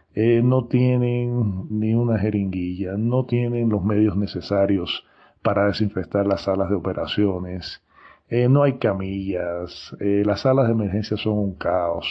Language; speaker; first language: Spanish; native; Spanish